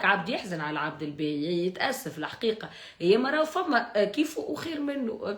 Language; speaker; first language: Arabic; native; Arabic